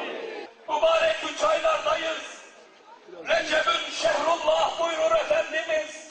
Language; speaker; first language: Turkish; native; Turkish